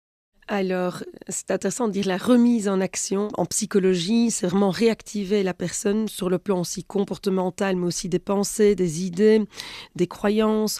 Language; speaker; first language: French; native; French